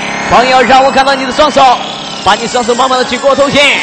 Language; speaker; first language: Chinese; native; Chinese